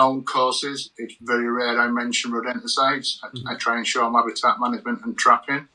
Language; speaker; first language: English; native; English